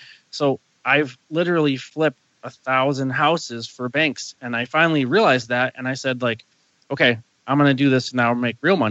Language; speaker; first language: English; native; English